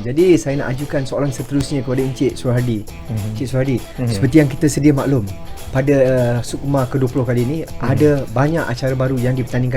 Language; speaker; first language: Malay; native; Malay